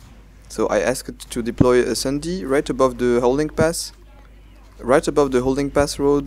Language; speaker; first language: English; non-native, fluent; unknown